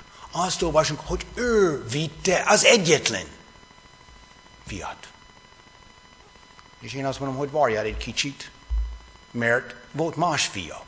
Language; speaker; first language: Hungarian; non-native, fluent; English